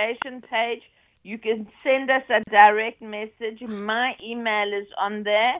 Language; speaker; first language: English; native; English